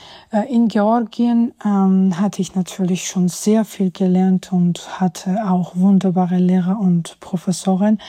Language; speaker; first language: German; non-native, fluent; Georgian